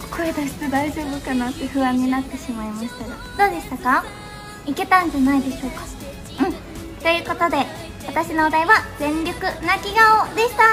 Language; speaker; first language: Japanese; native; Japanese